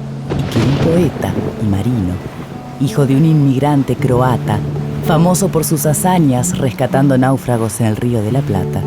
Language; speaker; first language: Spanish; native; Spanish